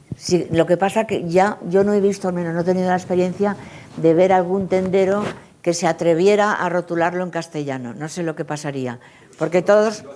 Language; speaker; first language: Spanish; native; Spanish